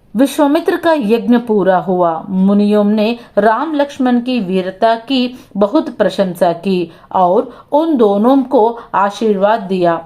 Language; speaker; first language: Hindi; non-native, local second language; Telugu